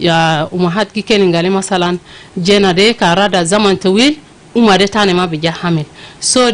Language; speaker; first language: Arabic; non-native, local second language; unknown